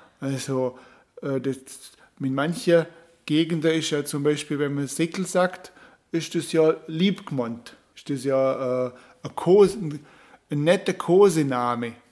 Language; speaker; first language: German; native; German